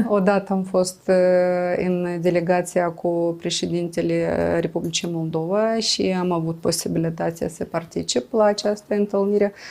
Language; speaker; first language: Romanian; non-native, local second language; Gagauz